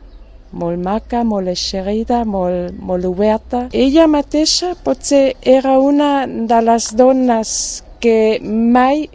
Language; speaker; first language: Catalan; non-native, fluent; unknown